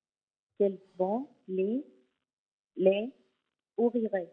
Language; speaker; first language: French; non-native, learner; Arabic